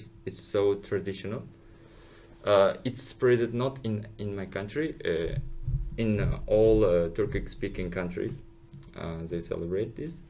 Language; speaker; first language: English; non-native, learner; Uzbek